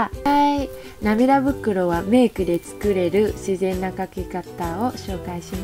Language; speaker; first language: Japanese; non-native, fluent; Vietnamese